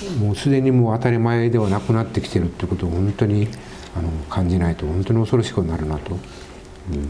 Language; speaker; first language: Japanese; native; Japanese